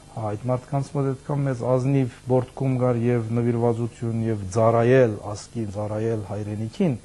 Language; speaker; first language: Armenian; early bilingual, heritage; Armenian